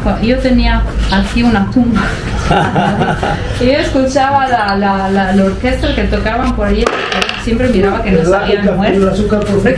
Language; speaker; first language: Spanish; non-native, fluent; Italian